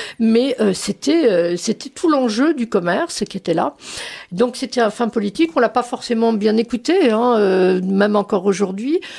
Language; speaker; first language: French; native; French